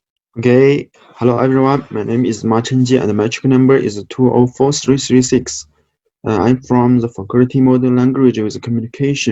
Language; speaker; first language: English; non-native, learner; Chinese